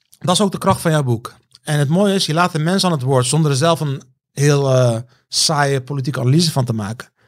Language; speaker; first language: Dutch; early bilingual, other home language; Turkish